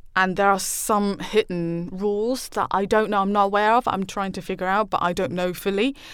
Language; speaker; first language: English; non-native, fluent; Chinese